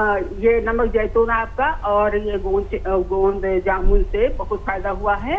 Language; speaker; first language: Hindi; native; Hindi